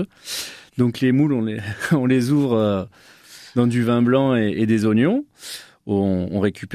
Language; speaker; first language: French; native; French